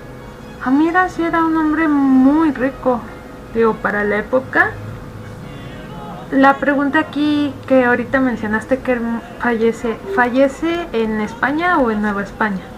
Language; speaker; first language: Spanish; native; Spanish